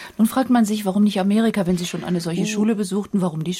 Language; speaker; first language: German; native; German